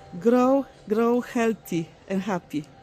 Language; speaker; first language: English; non-native, fluent; Polish